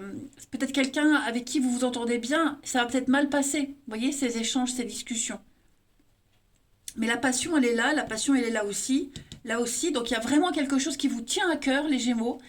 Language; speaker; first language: French; native; French